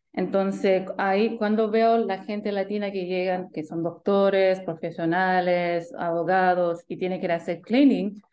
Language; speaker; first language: Spanish; early bilingual, heritage; Spanish